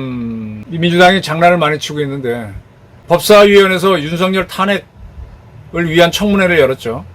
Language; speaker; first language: Korean; native; Korean